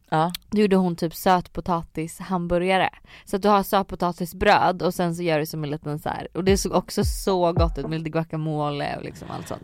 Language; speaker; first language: Swedish; native; Swedish